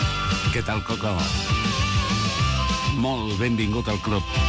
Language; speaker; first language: Catalan; native; Catalan